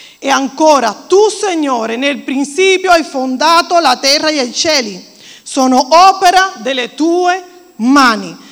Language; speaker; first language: Italian; non-native, fluent; Spanish